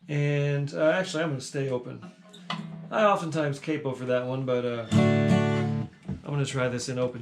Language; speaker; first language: English; native; English